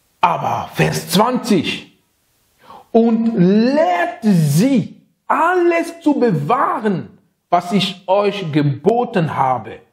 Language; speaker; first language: German; non-native, fluent; French